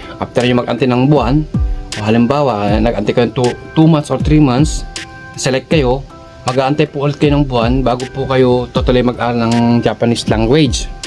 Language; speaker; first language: Filipino; native; Filipino